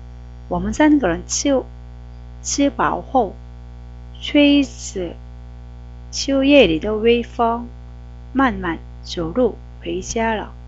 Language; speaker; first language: Chinese; non-native, fluent; Korean